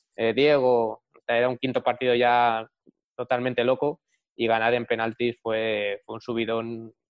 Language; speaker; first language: Spanish; native; Spanish